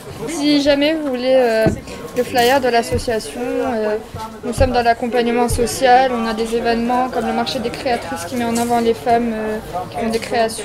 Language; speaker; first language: French; native; French